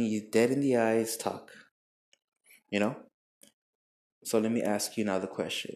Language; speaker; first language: English; native; English